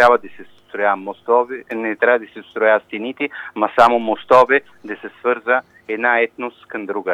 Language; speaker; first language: Bulgarian; non-native, learner; Italian